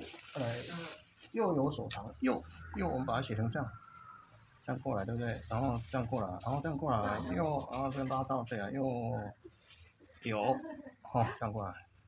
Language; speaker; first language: Chinese; native; Chinese